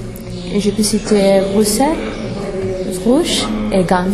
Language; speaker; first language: French; non-native, learner; Spanish